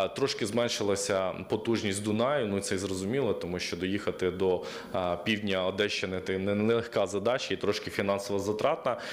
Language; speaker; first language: Ukrainian; native; Ukrainian